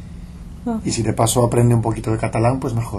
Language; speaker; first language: Spanish; non-native, local second language; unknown